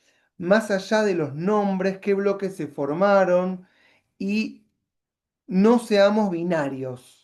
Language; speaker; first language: Spanish; native; Spanish